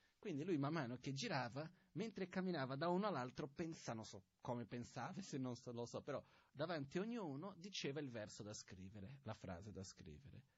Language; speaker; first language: Italian; non-native, fluent; Portuguese